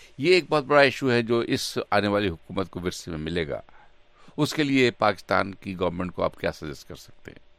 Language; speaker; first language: Urdu; native; Urdu